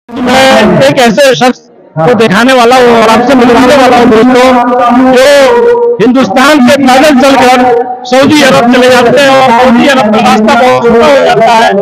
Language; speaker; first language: Hindi; native; Hindi